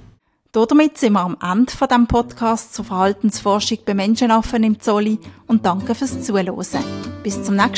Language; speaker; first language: German; native; German